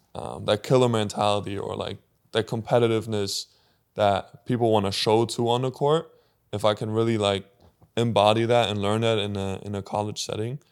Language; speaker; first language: English; non-native, fluent; German